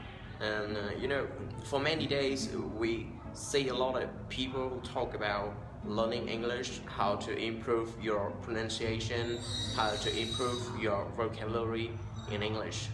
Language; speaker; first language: English; non-native, fluent; Vietnamese